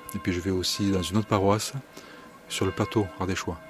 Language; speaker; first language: French; native; French